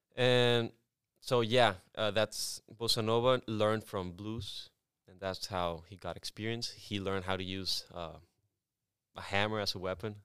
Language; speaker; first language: English; non-native, fluent; Spanish